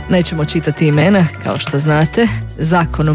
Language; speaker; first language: Croatian; native; Croatian